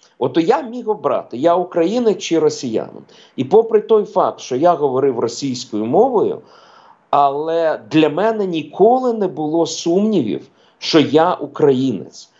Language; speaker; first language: Ukrainian; non-native, local second language; Russian